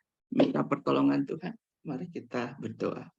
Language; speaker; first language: Indonesian; native; Indonesian